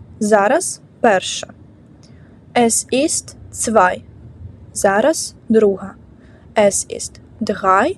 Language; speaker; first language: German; non-native, fluent; Ukrainian